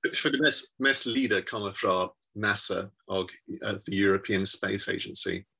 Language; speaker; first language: Norwegian; non-native, learner; English